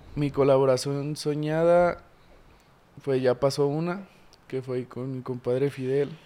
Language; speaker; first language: Spanish; native; Spanish